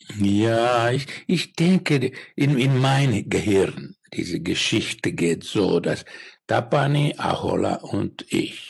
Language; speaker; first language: German; non-native, learner; Finnish